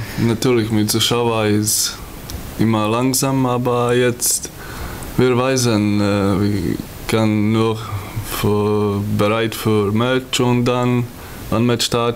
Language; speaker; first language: German; non-native, learner; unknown